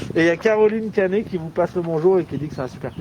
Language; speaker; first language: French; native; French